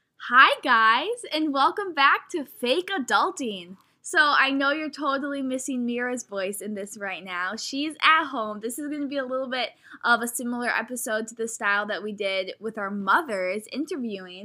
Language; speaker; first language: English; early bilingual, other home language; Spanish